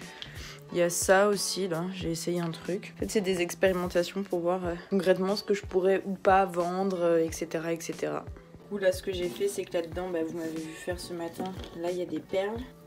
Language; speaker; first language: French; native; French